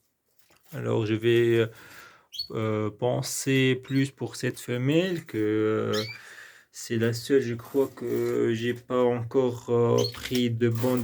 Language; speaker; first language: French; non-native, local second language; Arabic